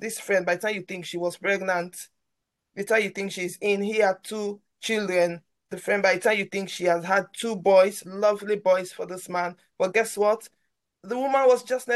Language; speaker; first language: English; non-native, local second language; Krio